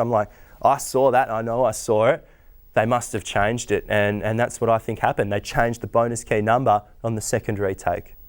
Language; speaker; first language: English; native; English